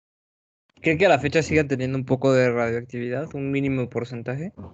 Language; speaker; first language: Spanish; native; Spanish